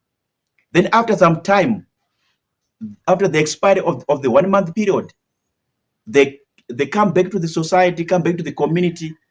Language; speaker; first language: English; non-native, local second language; Shona